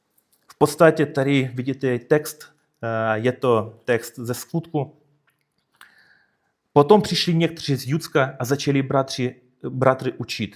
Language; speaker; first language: Czech; non-native, fluent; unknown